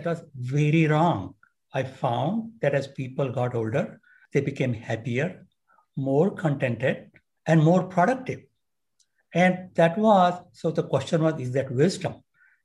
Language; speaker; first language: English; non-native, local second language; Marathi